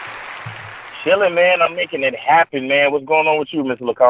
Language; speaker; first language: English; native; English